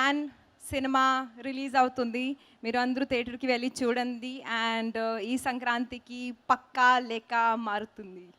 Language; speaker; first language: Telugu; non-native, local second language; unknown